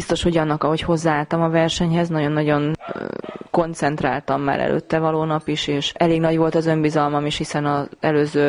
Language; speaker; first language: Hungarian; native; Hungarian